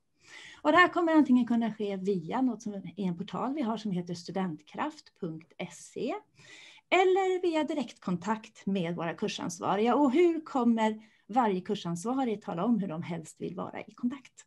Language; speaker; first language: Swedish; native; Swedish